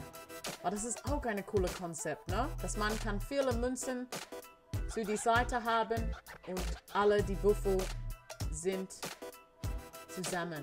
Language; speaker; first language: German; non-native, learner; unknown